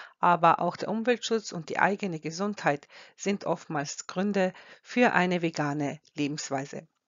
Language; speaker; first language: German; non-native, fluent; Croatian